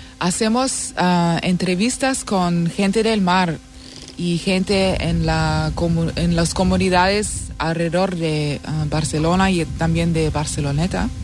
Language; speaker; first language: Spanish; non-native, fluent; German